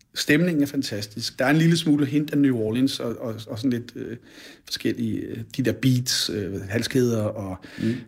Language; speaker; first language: Danish; native; Danish